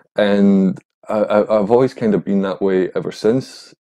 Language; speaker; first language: English; native; English